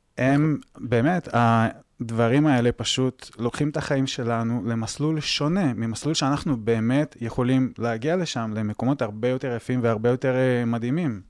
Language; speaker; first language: Hebrew; early bilingual, other home language; Russian